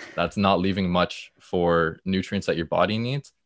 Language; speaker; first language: English; native; English